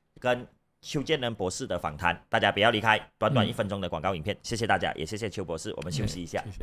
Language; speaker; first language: Chinese; native; Chinese